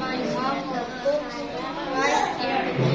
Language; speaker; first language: English; non-native, learner; Indonesian